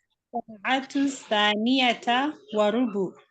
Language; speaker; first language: Arabic; non-native, learner; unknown